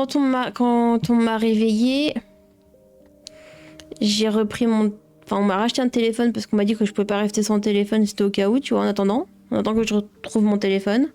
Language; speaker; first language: French; native; French